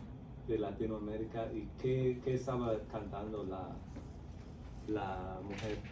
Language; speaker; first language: Spanish; non-native, fluent; English